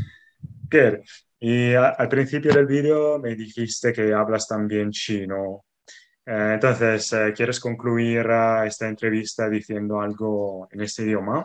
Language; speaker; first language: Spanish; non-native, fluent; Italian